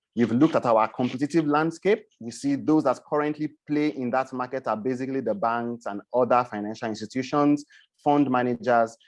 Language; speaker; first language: English; non-native, local second language; Yoruba